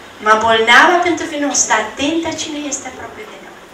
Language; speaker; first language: Romanian; non-native, learner; Italian